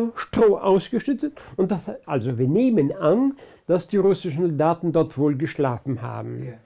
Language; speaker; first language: German; early bilingual, other home language; Polish